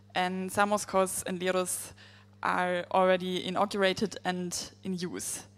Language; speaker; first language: English; non-native, fluent; German